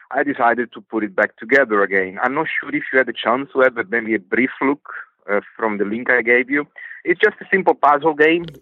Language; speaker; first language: English; non-native, fluent; Italian